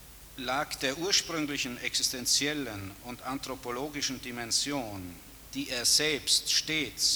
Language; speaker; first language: German; native; German